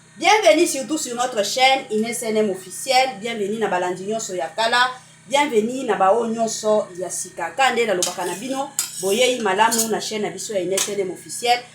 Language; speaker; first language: Lingala; native; Lingala